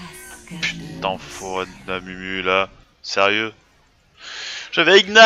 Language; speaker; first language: French; native; French